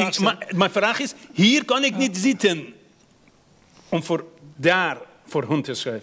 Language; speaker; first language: Dutch; non-native, fluent; Persian